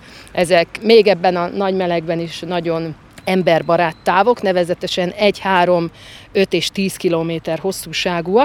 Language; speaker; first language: Hungarian; native; Hungarian